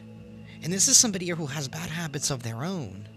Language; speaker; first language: English; native; English